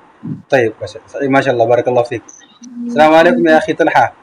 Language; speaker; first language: Arabic; non-native, fluent; Urdu